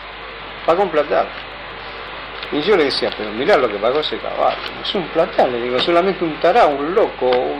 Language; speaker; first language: Spanish; native; Spanish